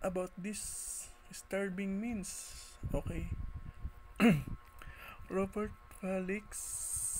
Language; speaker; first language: English; non-native, learner; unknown